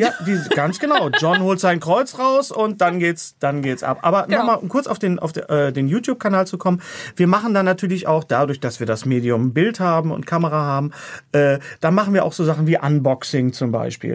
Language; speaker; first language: German; native; German